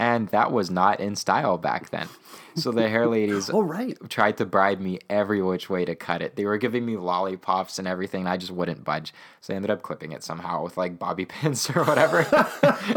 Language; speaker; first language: English; non-native, fluent; Ukrainian